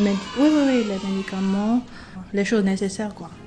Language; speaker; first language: French; non-native, fluent; Chinese